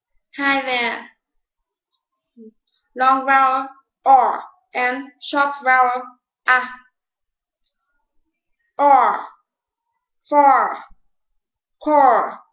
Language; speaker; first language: English; non-native, learner; Vietnamese